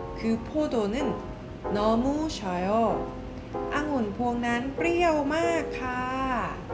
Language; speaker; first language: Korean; non-native, fluent; Thai